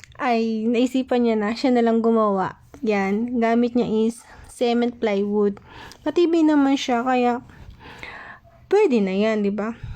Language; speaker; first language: Filipino; native; Filipino